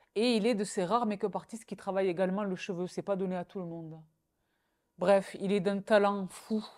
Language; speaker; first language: French; native; French